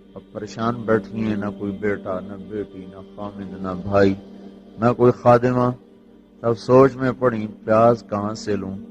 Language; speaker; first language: Urdu; non-native, local second language; Punjabi